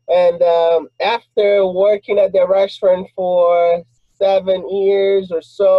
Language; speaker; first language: English; non-native, fluent; Portuguese